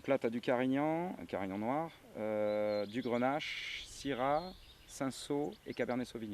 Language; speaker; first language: French; native; French